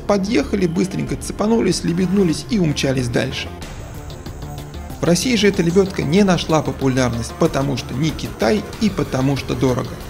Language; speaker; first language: Russian; native; Russian